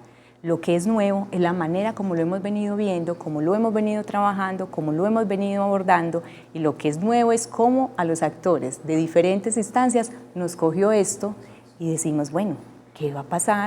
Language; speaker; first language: Spanish; native; Spanish